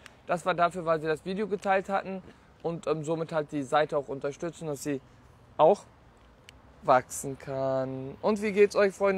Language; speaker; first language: German; non-native, fluent; Turkish